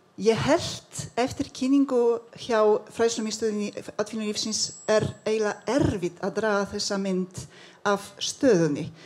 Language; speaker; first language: Icelandic; non-native, fluent; Polish